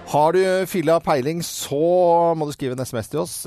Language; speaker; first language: Norwegian; native; Norwegian